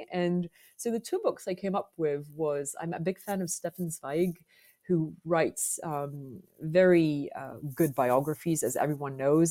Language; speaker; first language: English; non-native, fluent; French